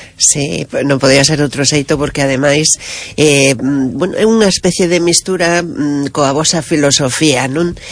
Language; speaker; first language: Galician; native; Galician